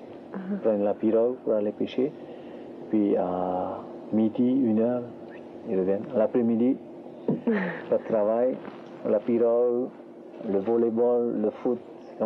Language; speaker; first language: French; non-native, local second language; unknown